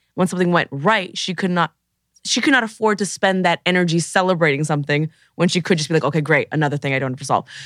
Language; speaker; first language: English; native; English